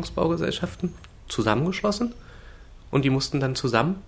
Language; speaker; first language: German; native; German